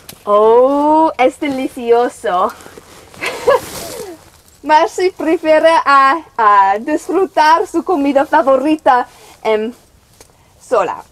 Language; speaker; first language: Spanish; non-native, learner; English